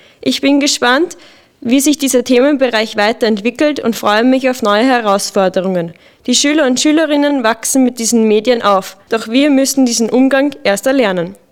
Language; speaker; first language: German; native; German